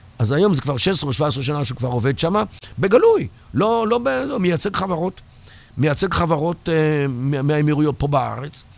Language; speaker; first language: Hebrew; native; Hebrew